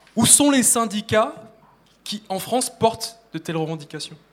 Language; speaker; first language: French; native; French